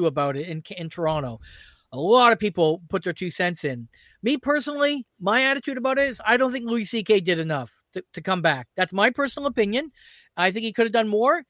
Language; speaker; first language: English; native; English